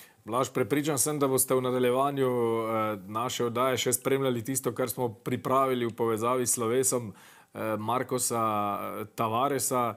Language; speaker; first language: Slovenian; native; Slovenian